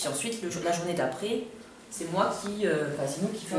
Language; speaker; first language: French; native; French